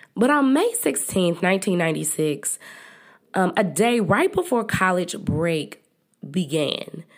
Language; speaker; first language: English; native; English